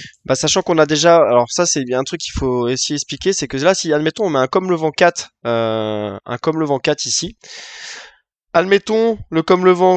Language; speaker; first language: French; native; French